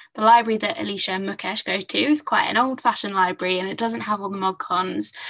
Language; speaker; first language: English; native; English